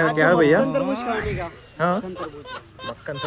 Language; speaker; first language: Hindi; non-native, local second language; Telugu